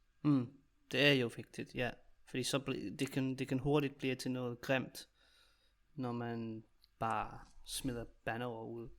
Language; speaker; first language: Danish; native; Danish